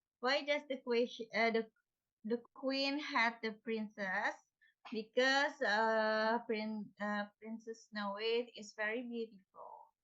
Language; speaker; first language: English; non-native, learner; Indonesian